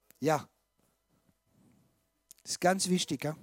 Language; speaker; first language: German; non-native, fluent; French